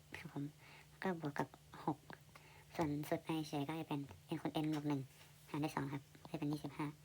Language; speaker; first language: Thai; native; Thai